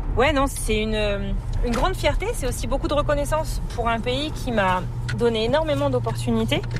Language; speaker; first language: French; native; French